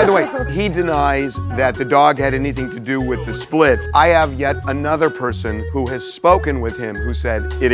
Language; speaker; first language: English; native; English